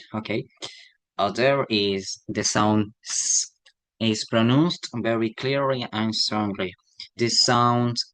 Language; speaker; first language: English; non-native, learner; Spanish